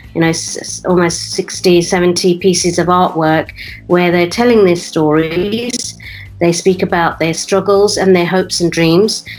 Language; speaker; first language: English; native; English